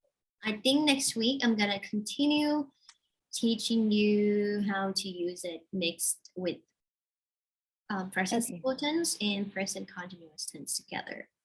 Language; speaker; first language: English; non-native, fluent; Thai